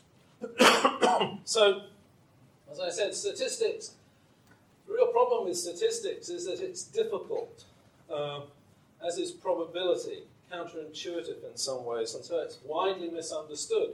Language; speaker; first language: English; native; English